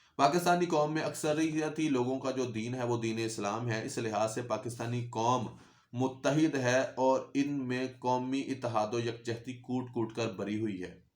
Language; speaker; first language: Urdu; non-native, local second language; Punjabi